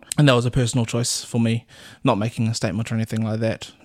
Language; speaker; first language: English; native; English